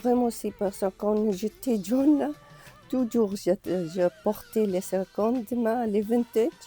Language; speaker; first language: French; non-native, learner; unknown